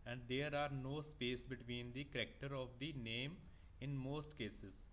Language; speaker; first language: English; non-native, local second language; Punjabi